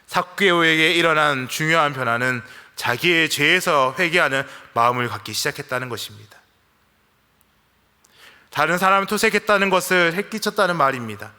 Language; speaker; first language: Korean; native; Korean